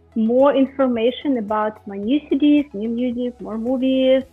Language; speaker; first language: English; non-native, fluent; Russian